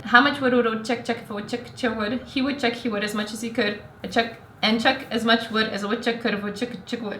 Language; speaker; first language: English; native; English